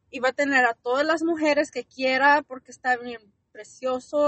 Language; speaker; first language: Spanish; early bilingual, heritage; Spanish